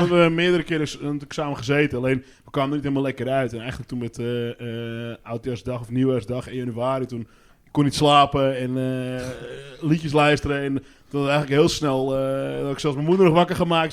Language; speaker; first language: Dutch; native; Dutch